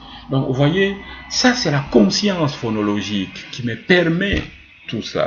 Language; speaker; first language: French; non-native, local second language; Swahili